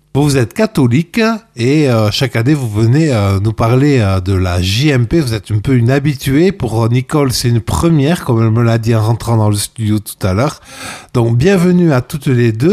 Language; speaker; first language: French; native; French